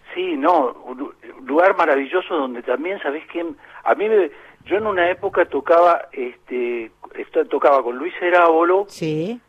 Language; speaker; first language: Spanish; native; Spanish